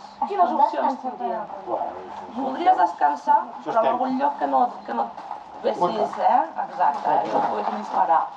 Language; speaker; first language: Catalan; native; Catalan